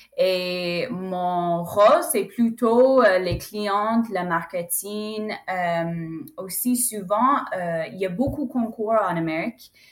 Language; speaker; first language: French; non-native, fluent; English